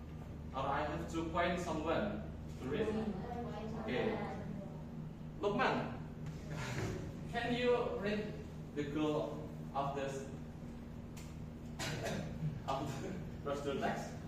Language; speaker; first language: English; non-native, fluent; Indonesian